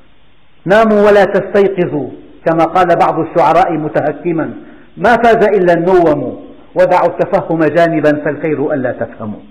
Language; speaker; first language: Arabic; native; Arabic